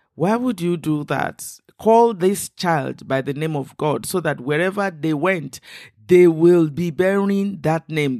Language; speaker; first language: English; non-native, local second language; Igbo